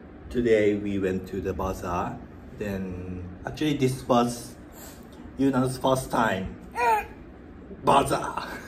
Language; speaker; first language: English; non-native, learner; Japanese